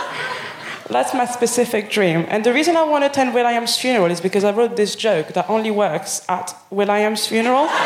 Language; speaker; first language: English; non-native, fluent; French